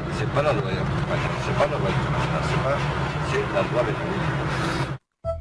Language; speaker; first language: French; non-native, learner; Spanish